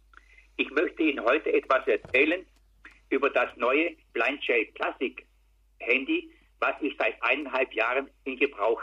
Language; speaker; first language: German; native; German